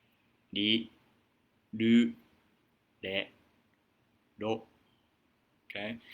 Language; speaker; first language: Japanese; non-native, fluent; English